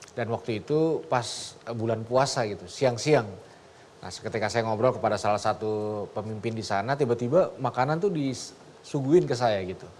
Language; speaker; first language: Indonesian; native; Indonesian